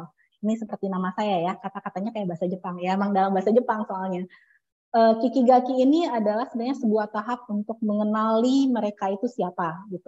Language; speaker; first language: Indonesian; native; Indonesian